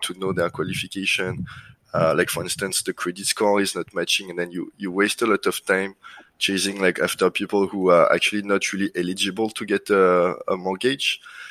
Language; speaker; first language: English; non-native, fluent; French